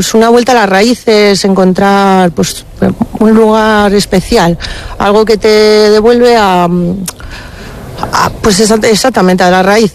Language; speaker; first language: Spanish; native; Spanish